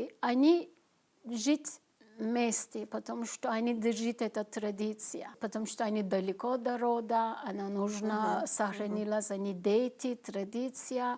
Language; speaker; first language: Russian; non-native, learner; Turkish